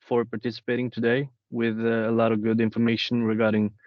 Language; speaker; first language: English; non-native, fluent; Norwegian